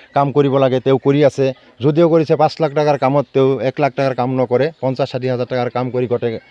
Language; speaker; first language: Assamese; non-native, local second language; Bangla